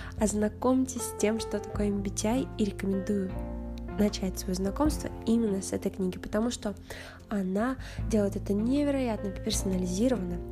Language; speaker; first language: Russian; native; Russian